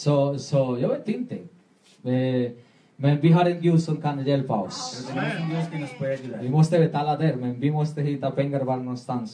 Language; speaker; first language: Swedish; non-native, learner; Spanish